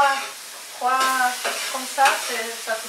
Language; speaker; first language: French; non-native, learner; Spanish